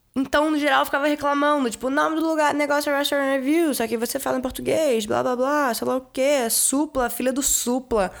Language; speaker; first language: Portuguese; early bilingual, heritage; Portuguese